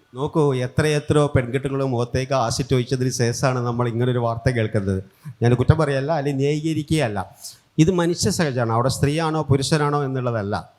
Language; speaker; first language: Malayalam; native; Malayalam